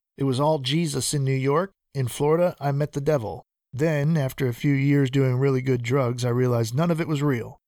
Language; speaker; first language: English; early bilingual, other home language; Spanish